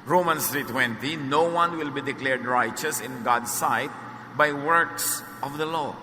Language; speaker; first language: English; non-native, local second language; Filipino